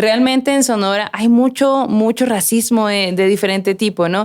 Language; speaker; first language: Spanish; native; Spanish